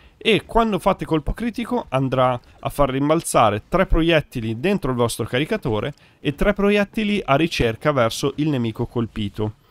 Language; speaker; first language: Italian; native; Italian